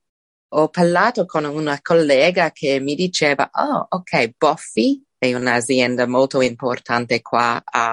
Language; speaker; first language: Italian; non-native, fluent; English